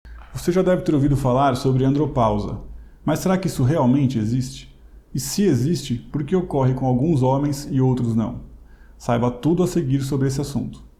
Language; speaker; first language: Portuguese; native; Portuguese